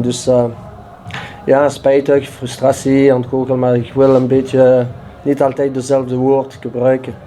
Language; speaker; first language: Dutch; non-native, learner; French